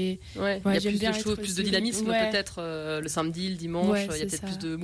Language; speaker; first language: French; native; French